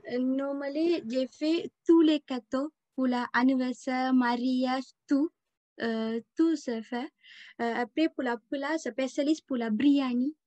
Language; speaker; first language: French; non-native, learner; Tamil